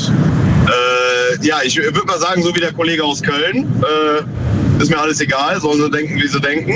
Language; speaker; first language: German; native; German